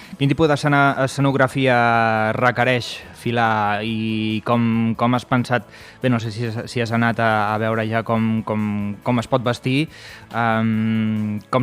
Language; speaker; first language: Catalan; native; Catalan